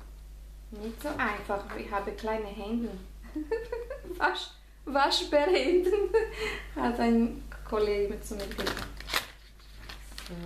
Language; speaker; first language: German; non-native, fluent; Spanish